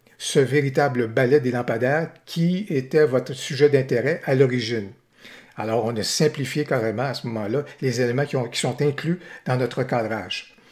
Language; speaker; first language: French; native; French